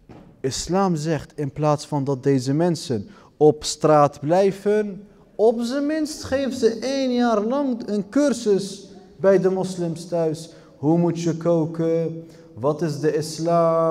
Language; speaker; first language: Dutch; early bilingual, other home language; Arabic